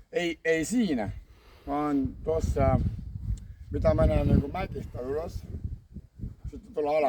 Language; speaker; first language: Finnish; non-native, learner; Estonian